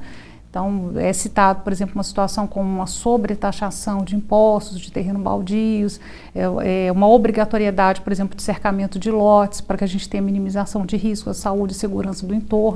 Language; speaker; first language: Portuguese; native; Portuguese